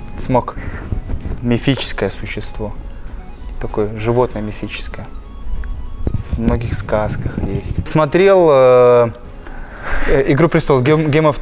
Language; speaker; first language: Russian; native; Russian